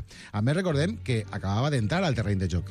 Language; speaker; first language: Catalan; native; Catalan